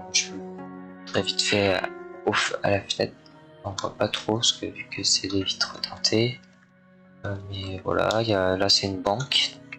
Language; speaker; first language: French; native; French